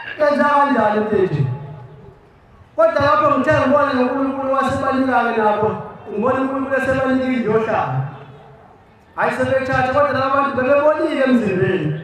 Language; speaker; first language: Zulu; native; Zulu